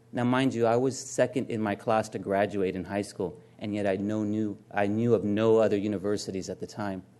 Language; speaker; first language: English; native; English